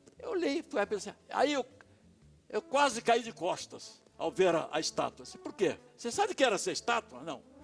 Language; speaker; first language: Portuguese; native; Portuguese